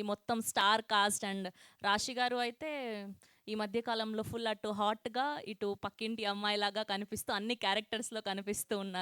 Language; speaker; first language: Telugu; native; Telugu